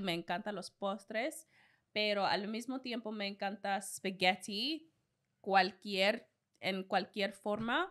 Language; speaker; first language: Spanish; non-native, learner; English